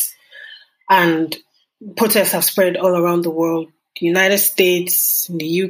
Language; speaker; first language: English; non-native, local second language; Yoruba